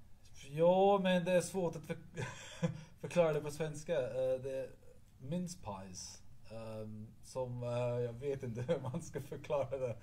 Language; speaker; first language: Swedish; non-native, learner; English